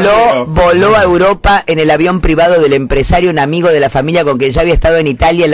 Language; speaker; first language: Spanish; native; Spanish